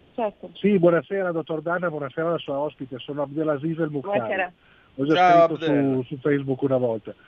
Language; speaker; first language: Italian; non-native, fluent; Arabic